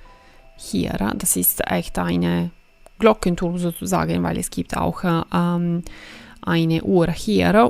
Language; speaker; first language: German; non-native, fluent; Italian